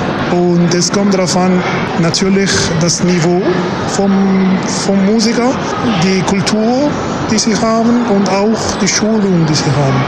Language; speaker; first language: German; non-native, fluent; Spanish